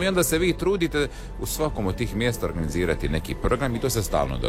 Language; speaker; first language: Serbian; native; Serbian